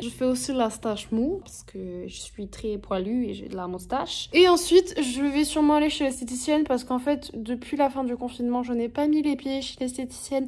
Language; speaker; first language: French; native; French